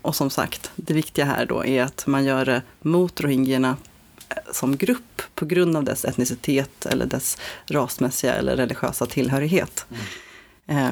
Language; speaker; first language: Swedish; native; Swedish